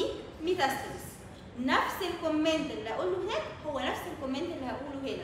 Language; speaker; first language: Arabic; native; Arabic